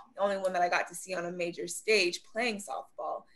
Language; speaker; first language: English; native; English